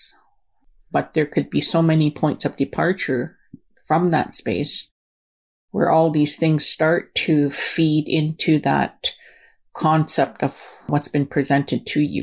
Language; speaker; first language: English; non-native, local second language; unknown